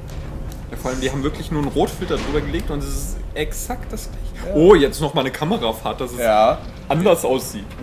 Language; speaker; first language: German; native; German